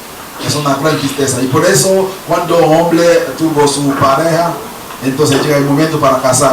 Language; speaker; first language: Spanish; non-native, learner; Haitian Creole